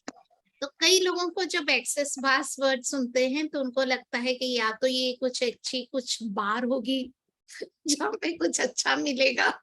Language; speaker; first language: Hindi; native; Hindi